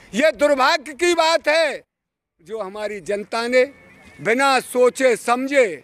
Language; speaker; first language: Hindi; native; Hindi